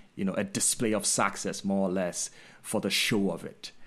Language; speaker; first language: English; non-native, local second language; Akan